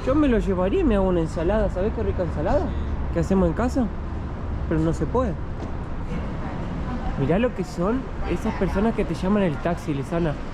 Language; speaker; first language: Spanish; native; Spanish